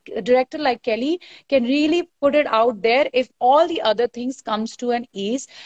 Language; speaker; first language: English; non-native, local second language; Hindi